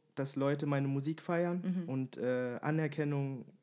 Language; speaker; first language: German; native; German